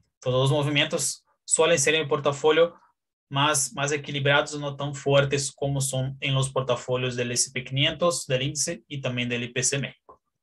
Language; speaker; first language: Spanish; non-native, fluent; Portuguese